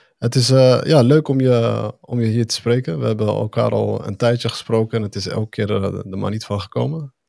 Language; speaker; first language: Dutch; early bilingual, other home language; Arabic